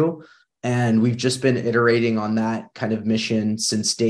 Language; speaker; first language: English; native; English